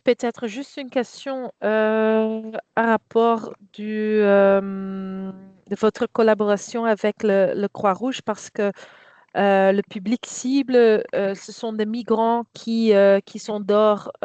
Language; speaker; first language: French; non-native, fluent; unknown